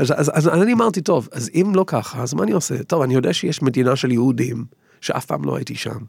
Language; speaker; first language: Hebrew; non-native, fluent; English